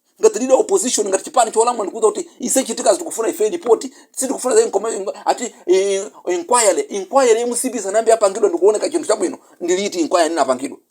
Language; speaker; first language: Nyanja; non-native, local second language; Yao